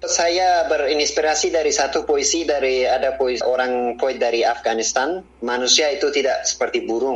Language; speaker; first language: Indonesian; non-native, fluent; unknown